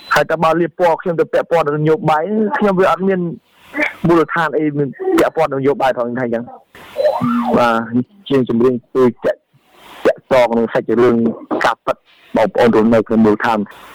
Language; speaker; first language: Khmer; non-native, local second language; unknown